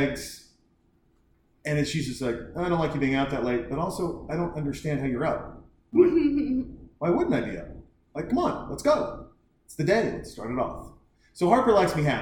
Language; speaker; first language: English; native; English